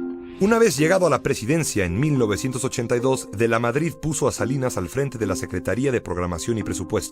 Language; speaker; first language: Spanish; native; Spanish